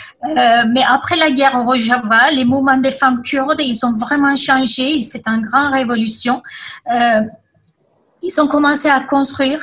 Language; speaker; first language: French; non-native, fluent; Kurdish